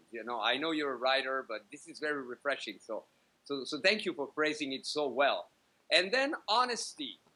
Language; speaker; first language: English; native; English